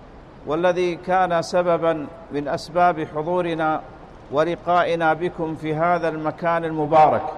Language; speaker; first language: Arabic; native; Arabic